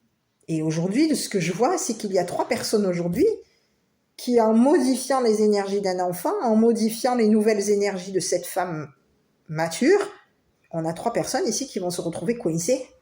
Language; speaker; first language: French; native; French